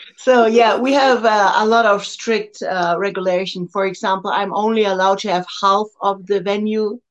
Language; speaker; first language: English; non-native, fluent; German